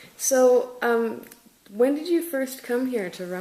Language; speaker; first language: English; native; English